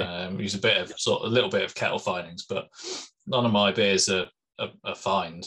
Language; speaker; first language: English; native; English